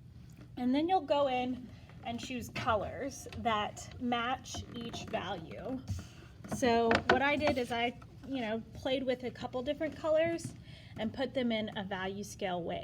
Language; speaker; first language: English; native; English